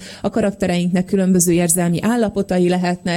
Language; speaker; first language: Hungarian; native; Hungarian